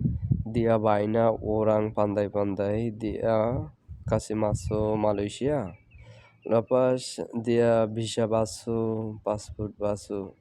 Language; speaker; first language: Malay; non-native, learner; Bangla